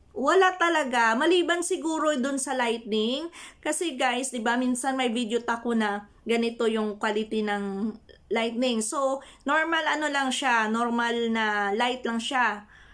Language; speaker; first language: Filipino; non-native, local second language; Hiligaynon